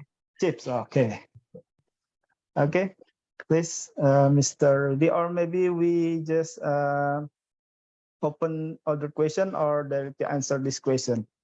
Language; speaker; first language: English; non-native, fluent; Indonesian